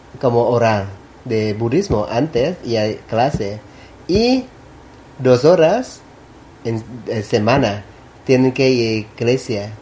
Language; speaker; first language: Spanish; non-native, learner; Thai